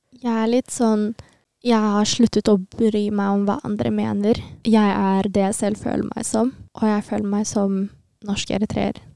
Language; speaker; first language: Norwegian; early bilingual, other home language; Tigrinya